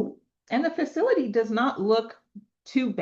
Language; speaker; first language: English; native; English